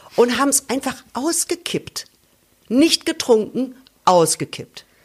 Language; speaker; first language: German; native; German